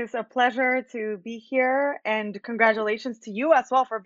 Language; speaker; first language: English; early bilingual, other home language; Spanish